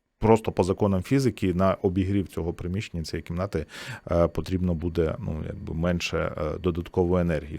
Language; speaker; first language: Ukrainian; native; Ukrainian